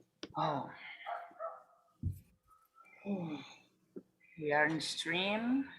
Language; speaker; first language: English; non-native, fluent; Spanish